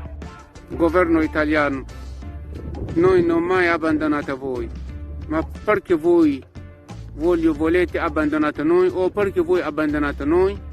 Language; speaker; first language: Italian; non-native, learner; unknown